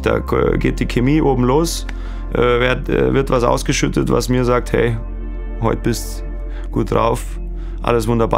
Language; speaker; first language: German; native; German